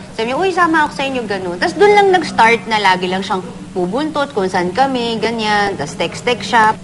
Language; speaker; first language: Filipino; native; Filipino